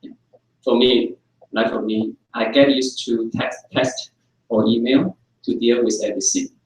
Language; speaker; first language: English; non-native, fluent; Chinese